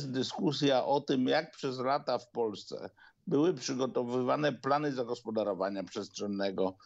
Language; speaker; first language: Polish; native; Polish